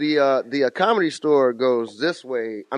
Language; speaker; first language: English; native; English